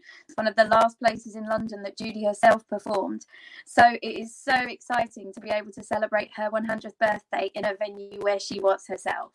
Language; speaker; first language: English; native; English